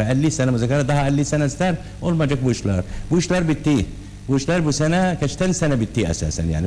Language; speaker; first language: Turkish; non-native, learner; Arabic